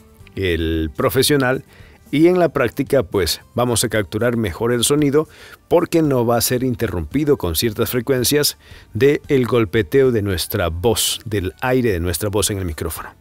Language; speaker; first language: Spanish; native; Spanish